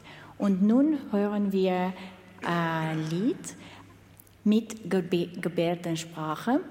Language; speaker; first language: German; non-native, fluent; Armenian